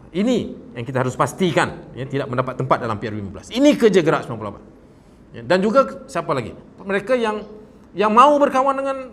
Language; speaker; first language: Malay; native; Malay